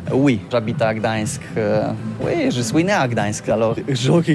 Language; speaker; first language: French; non-native, learner; Polish